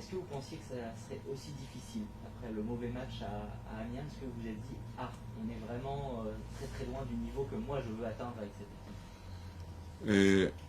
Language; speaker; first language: French; native; French